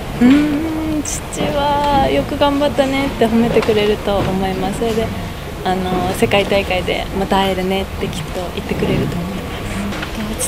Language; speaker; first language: Japanese; native; Japanese